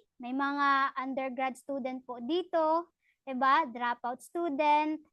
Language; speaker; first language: Filipino; non-native, local second language; Cebuano